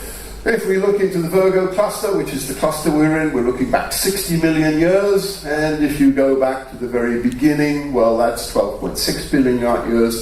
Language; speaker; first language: English; native; English